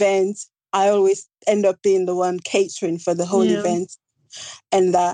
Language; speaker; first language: English; non-native, local second language; Krio